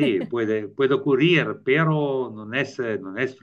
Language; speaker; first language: Spanish; non-native, learner; Italian